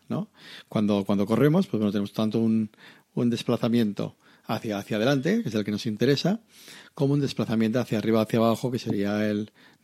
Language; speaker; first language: Spanish; native; Spanish